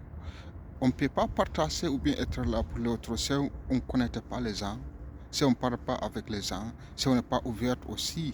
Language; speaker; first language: French; non-native, learner; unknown